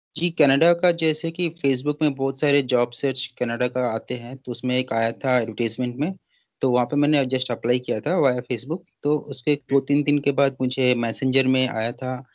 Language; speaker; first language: Hindi; non-native, local second language; Bangla